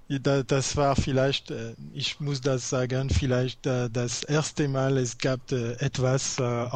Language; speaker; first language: German; non-native, learner; French